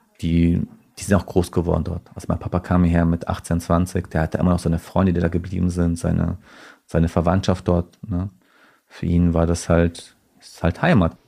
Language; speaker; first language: German; early bilingual, other home language; Turkish